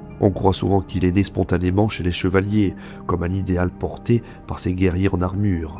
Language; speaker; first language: French; native; French